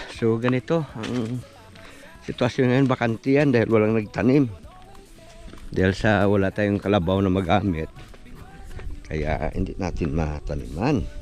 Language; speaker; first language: Filipino; non-native, local second language; Hiligaynon